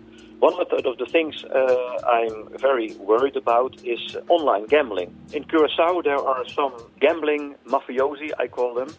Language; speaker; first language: English; non-native, fluent; Dutch